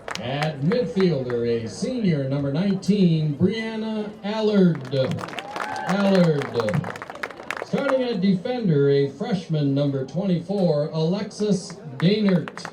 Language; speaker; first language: English; native; English